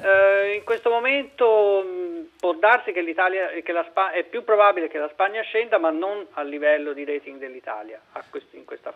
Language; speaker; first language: Italian; native; Italian